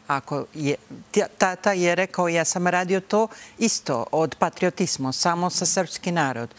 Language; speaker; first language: Bosnian; early bilingual, heritage; Bosnian